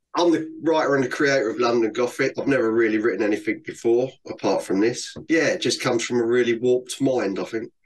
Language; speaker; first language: English; native; English